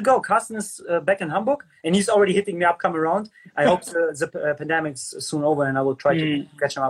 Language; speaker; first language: English; non-native, fluent; German